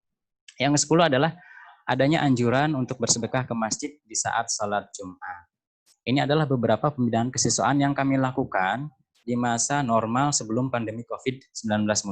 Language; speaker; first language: Indonesian; native; Indonesian